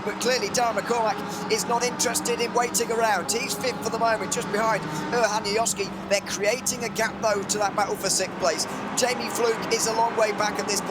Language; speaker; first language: English; native; English